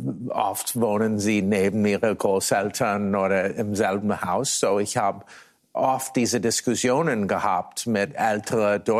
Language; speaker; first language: German; non-native, fluent; English